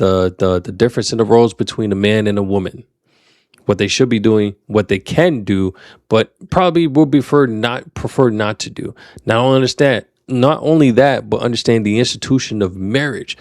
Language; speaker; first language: English; native; English